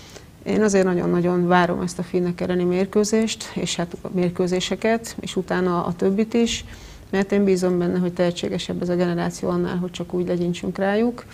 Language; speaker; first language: Hungarian; native; Hungarian